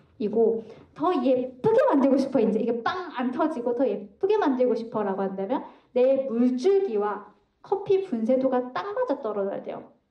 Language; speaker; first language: Korean; native; Korean